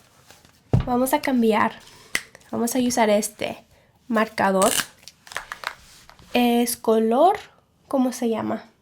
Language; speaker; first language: Spanish; non-native, learner; English